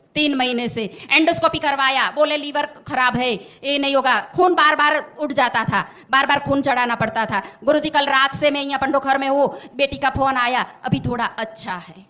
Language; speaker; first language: Hindi; non-native, local second language; Gujarati